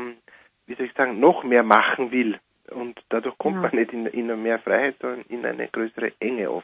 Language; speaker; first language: German; native; German